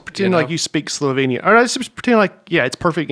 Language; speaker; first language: English; native; English